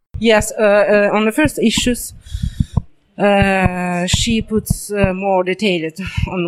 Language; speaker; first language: English; non-native, learner; Italian